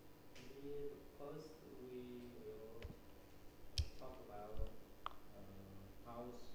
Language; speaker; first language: English; non-native, learner; Vietnamese